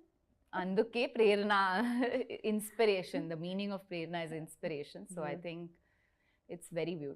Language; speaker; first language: Telugu; non-native, learner; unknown